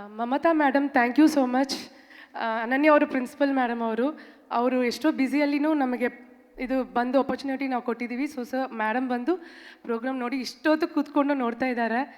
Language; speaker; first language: Kannada; non-native, local second language; Tamil